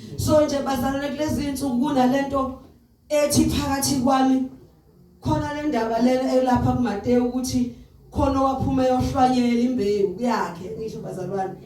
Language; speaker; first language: Zulu; native; Zulu